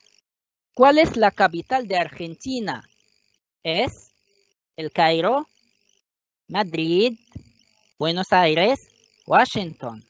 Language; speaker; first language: Spanish; non-native, fluent; Arabic